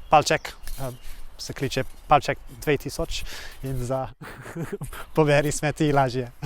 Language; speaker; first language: Slovenian; non-native, learner; English